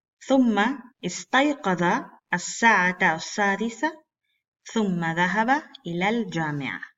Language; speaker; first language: Arabic; non-native, fluent; Spanish